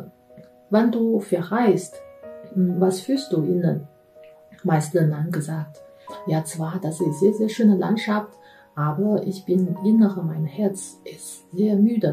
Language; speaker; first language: German; non-native, fluent; Chinese